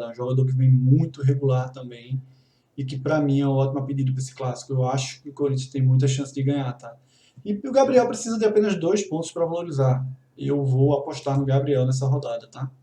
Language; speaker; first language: Portuguese; native; Portuguese